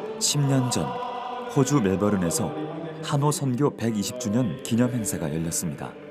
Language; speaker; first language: Korean; native; Korean